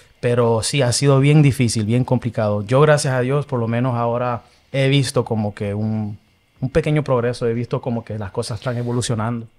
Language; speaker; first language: Spanish; early bilingual, heritage; Spanish